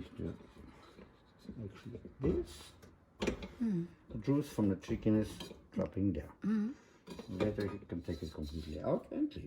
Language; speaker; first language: English; non-native, learner; Swedish